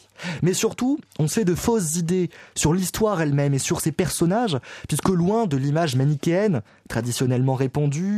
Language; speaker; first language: French; native; French